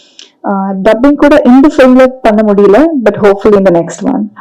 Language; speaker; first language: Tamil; non-native, learner; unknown